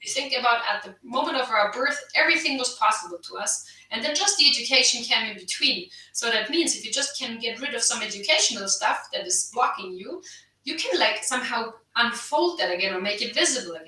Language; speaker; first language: English; non-native, fluent; German